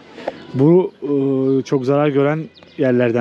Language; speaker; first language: Turkish; native; Turkish